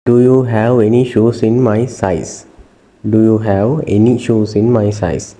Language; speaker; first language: English; non-native, local second language; Sinhala